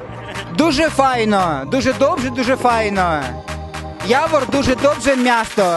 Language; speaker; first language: Polish; non-native, learner; Ukrainian